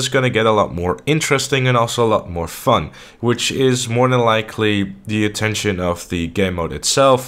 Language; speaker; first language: English; native; English